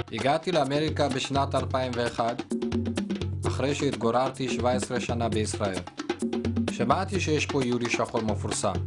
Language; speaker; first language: Hebrew; early bilingual, other home language; Amharic